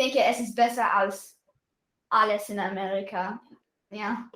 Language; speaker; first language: German; non-native, learner; English